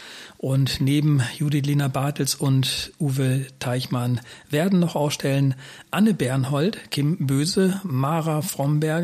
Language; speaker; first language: German; native; German